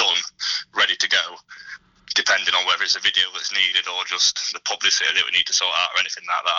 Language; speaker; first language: English; native; English